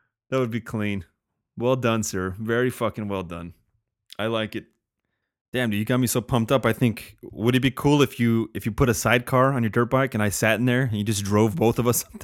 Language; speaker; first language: English; native; English